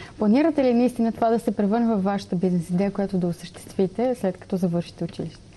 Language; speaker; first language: Bulgarian; native; Bulgarian